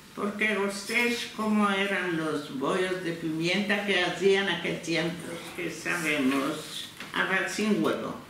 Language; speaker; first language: Spanish; early bilingual, heritage; Turkish